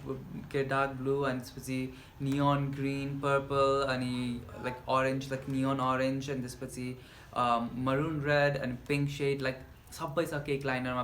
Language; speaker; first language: Nepali; native; Nepali